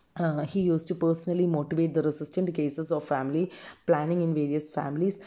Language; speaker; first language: English; non-native, local second language; Malayalam